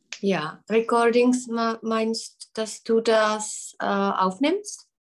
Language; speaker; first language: German; non-native, learner; Czech